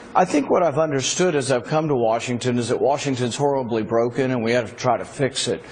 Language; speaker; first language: English; early bilingual, other home language; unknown